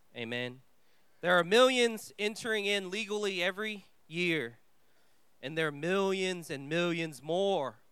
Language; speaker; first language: English; early bilingual, other home language; Vietnamese